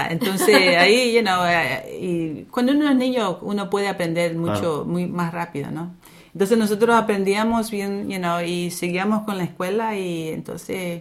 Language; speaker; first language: Spanish; early bilingual, other home language; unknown